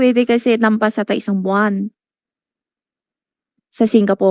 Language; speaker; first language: Filipino; non-native, learner; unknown